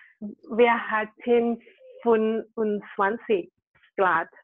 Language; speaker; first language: German; non-native, learner; Thai